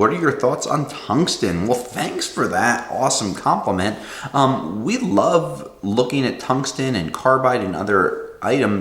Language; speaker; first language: English; native; English